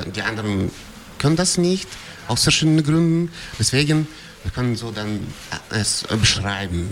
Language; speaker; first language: German; non-native, fluent; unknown